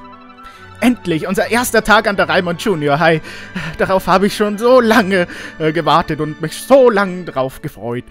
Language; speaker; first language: German; native; German